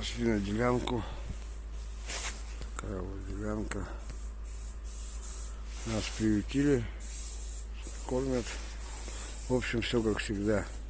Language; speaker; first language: Russian; native; Russian